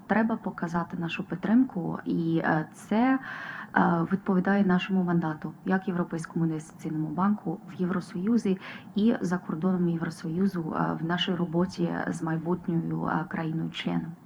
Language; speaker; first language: Ukrainian; non-native, fluent; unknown